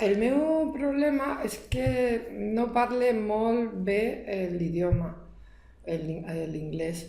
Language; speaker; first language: Catalan; non-native, local second language; Spanish